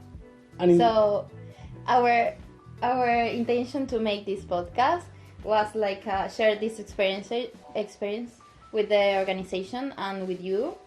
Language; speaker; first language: English; non-native, local second language; Spanish